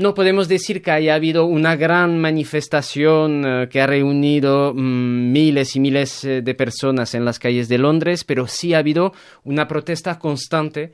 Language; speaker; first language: Spanish; native; Spanish